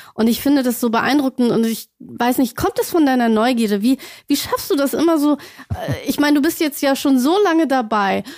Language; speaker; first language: German; native; German